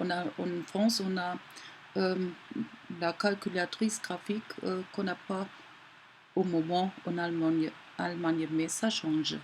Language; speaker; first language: French; non-native, fluent; German